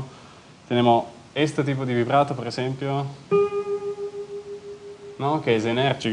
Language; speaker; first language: Spanish; non-native, fluent; Italian